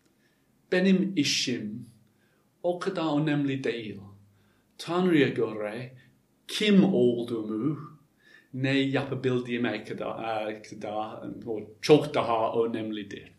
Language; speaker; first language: Turkish; non-native, fluent; English